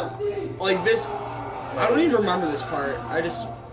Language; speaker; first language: English; native; English